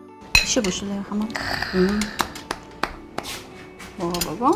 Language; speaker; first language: Korean; non-native, learner; Russian